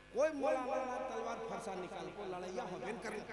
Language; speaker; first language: Hindi; native; Hindi